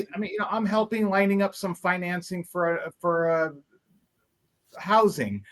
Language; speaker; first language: English; native; English